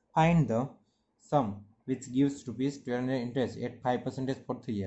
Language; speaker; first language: English; non-native, local second language; Gujarati